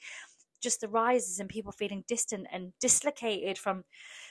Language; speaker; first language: English; early bilingual, other home language; Polish